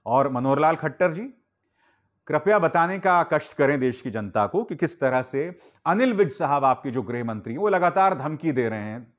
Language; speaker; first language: Hindi; native; Hindi